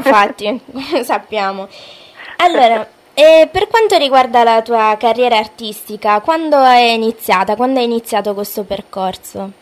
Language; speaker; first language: Italian; native; Italian